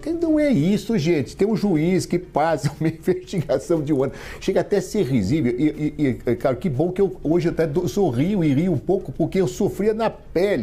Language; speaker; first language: Portuguese; native; Portuguese